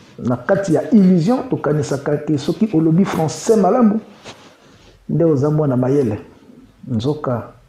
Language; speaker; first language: Lingala; native; Lingala